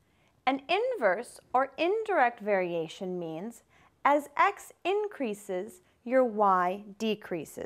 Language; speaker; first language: English; native; English